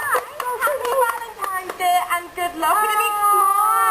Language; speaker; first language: English; native; English